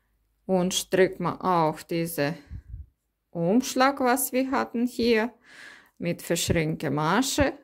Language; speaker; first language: German; non-native, learner; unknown